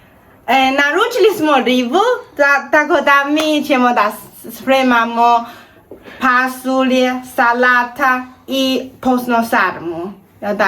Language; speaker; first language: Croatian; non-native, learner; Chinese